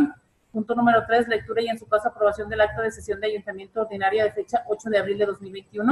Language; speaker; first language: Spanish; native; Spanish